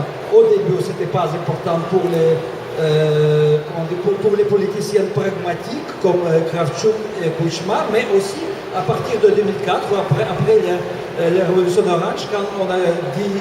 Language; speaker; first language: French; non-native, fluent; Russian